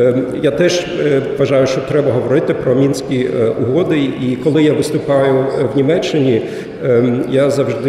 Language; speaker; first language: Ukrainian; non-native, fluent; German